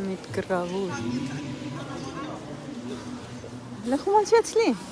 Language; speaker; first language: German; non-native, learner; Cebuano